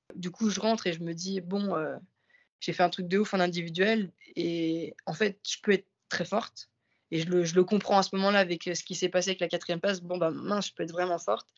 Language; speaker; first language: French; native; French